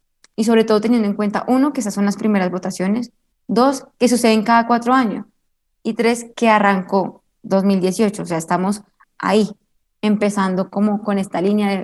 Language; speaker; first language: Spanish; native; Spanish